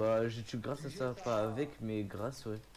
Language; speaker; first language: French; native; French